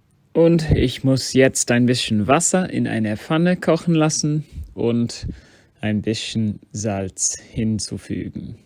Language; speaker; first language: German; non-native, fluent; English